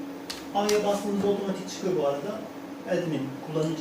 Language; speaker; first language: Turkish; native; Turkish